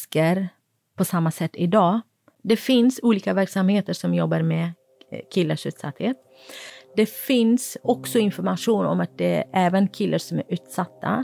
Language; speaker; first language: Swedish; non-native, fluent; Kurdish